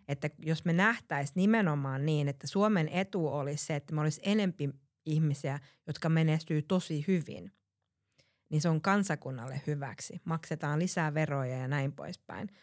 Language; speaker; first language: Finnish; early bilingual, heritage; Finnish